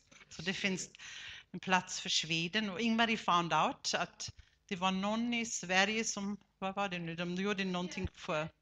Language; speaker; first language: Swedish; non-native, fluent; German